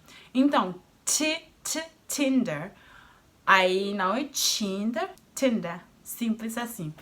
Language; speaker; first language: Portuguese; non-native, fluent; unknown